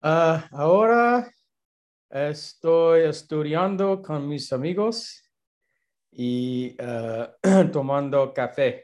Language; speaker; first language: Spanish; non-native, learner; English